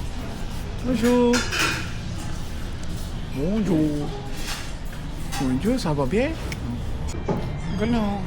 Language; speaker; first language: French; non-native, learner; Filipino